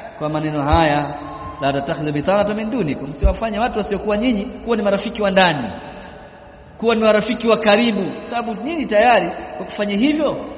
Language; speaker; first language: Swahili; native; Swahili